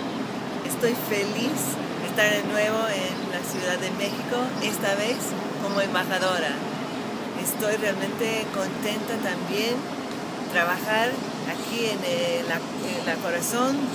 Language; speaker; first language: Spanish; non-native, fluent; English